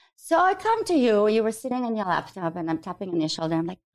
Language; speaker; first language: English; non-native, fluent; Ukrainian